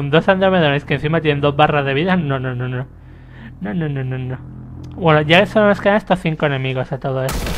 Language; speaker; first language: Spanish; native; Spanish